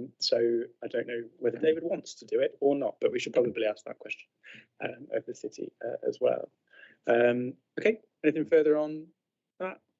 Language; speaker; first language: English; native; English